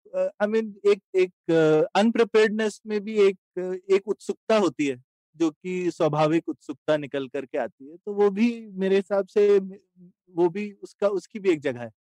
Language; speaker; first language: Hindi; native; Hindi